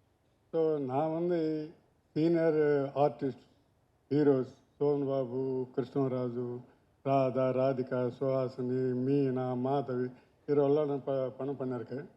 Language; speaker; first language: Tamil; non-native, learner; Telugu